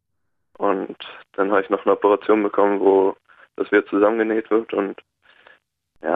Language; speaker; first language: German; native; German